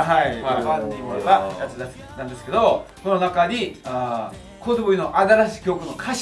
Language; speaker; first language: Japanese; non-native, learner; Korean